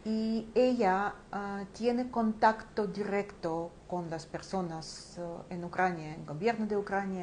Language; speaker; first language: Spanish; non-native, fluent; Ukrainian